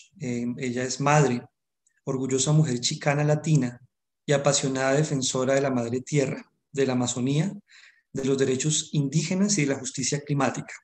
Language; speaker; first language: Spanish; native; Spanish